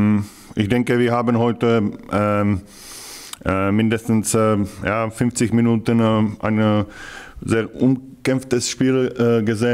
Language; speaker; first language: German; non-native, fluent; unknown